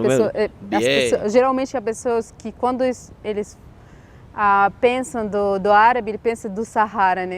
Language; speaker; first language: Portuguese; non-native, fluent; Arabic